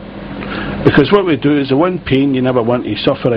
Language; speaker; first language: English; native; English